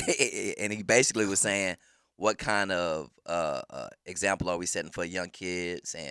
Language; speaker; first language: English; native; English